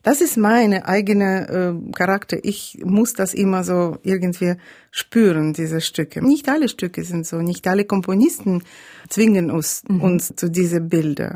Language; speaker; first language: German; non-native, fluent; Russian